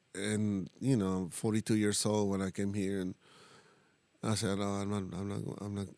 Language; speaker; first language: English; non-native, fluent; Spanish